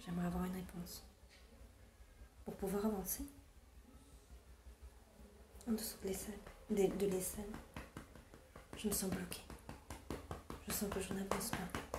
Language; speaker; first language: French; non-native, fluent; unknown